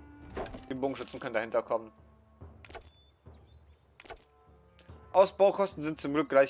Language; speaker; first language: German; native; German